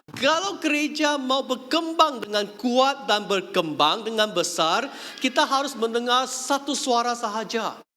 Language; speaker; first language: Malay; non-native, local second language; Chinese